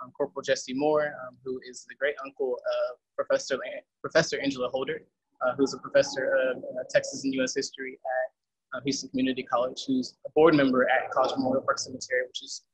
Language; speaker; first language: English; native; English